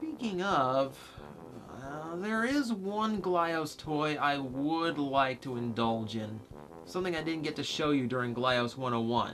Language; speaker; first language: English; native; English